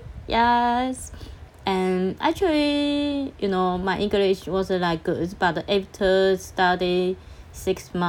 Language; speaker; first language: English; non-native, learner; Chinese